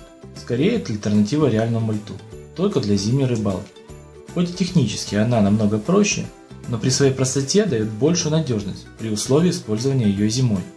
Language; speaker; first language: Russian; native; Russian